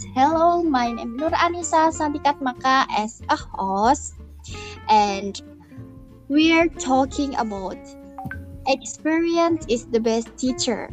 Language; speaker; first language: English; non-native, learner; Indonesian